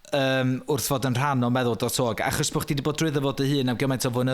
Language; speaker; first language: Welsh; native; Welsh